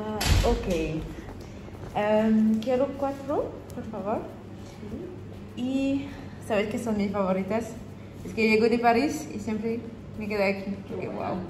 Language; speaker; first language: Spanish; non-native, fluent; French